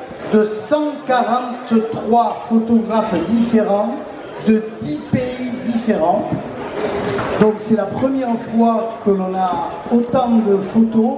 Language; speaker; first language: French; native; French